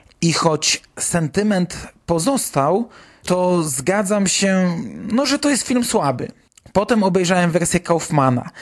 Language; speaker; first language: Polish; native; Polish